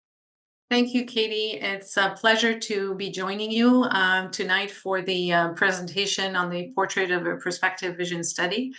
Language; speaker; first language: English; non-native, local second language; French